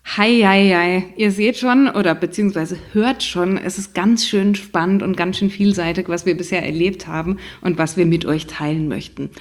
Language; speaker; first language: German; native; German